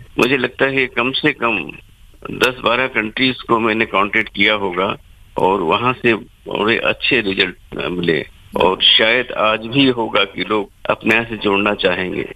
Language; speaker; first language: Hindi; native; Hindi